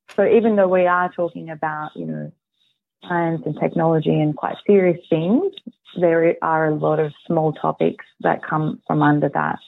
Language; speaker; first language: English; early bilingual, heritage; English